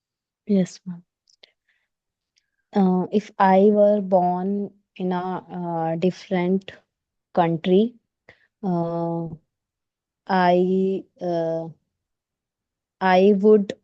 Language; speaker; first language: English; non-native, learner; Hindi